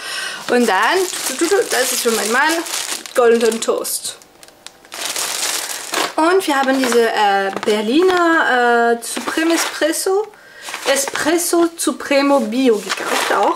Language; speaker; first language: German; non-native, fluent; French